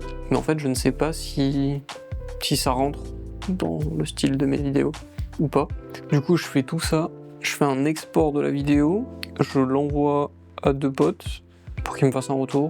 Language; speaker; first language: French; native; French